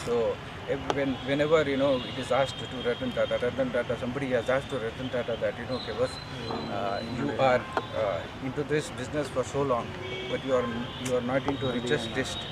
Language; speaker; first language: English; non-native, local second language; Telugu